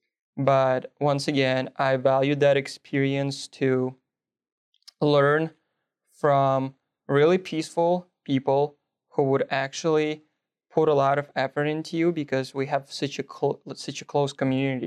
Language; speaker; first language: English; non-native, fluent; Russian